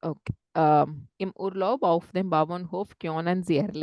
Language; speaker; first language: German; non-native, fluent; Tamil